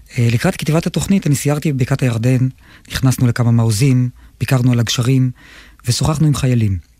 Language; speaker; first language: Hebrew; native; Hebrew